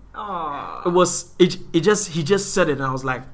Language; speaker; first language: English; non-native, local second language; Akan